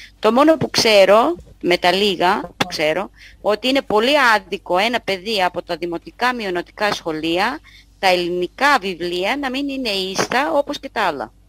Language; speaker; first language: Greek; non-native, local second language; Bulgarian